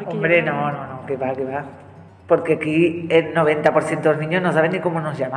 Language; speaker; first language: Spanish; native; Spanish